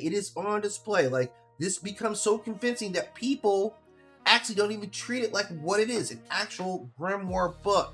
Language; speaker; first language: English; native; English